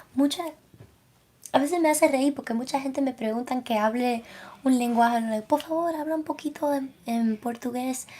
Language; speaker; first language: Spanish; early bilingual, other home language; English